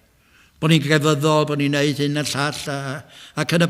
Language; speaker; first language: Welsh; native; Welsh